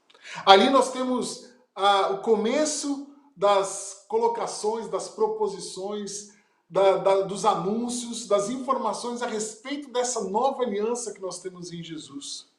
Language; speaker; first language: Portuguese; native; Portuguese